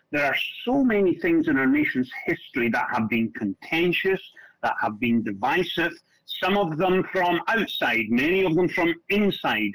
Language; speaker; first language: English; native; English